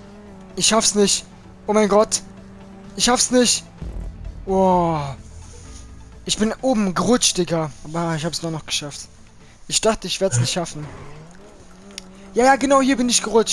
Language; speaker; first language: German; native; German